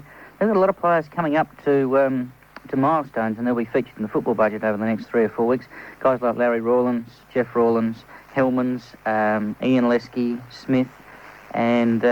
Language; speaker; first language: English; native; English